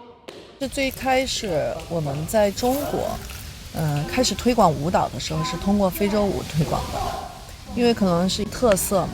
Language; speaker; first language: Chinese; native; Chinese